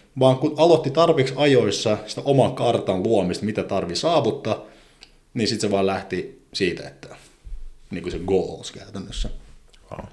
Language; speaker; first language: Finnish; non-native, fluent; Azerbaijani